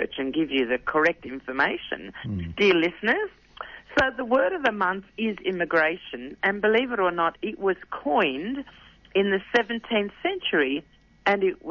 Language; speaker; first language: English; native; English